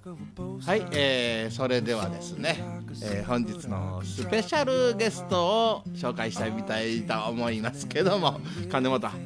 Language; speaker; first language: Japanese; native; Japanese